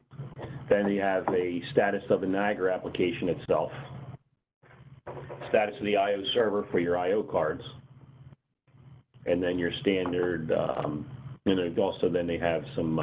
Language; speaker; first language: English; native; English